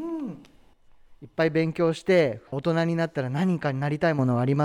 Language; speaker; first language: Japanese; native; Japanese